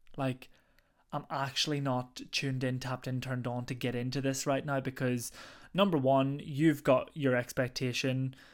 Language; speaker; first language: English; native; English